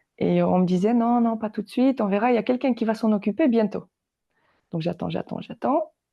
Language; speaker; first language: French; non-native, fluent; Polish